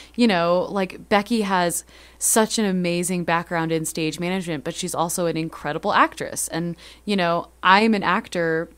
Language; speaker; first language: English; native; English